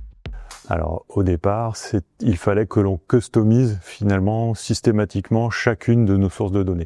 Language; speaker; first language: French; native; French